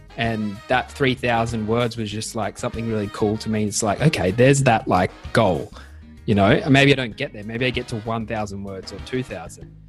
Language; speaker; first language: English; native; English